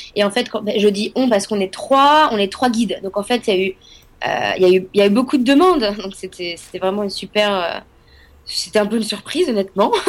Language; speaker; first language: French; native; French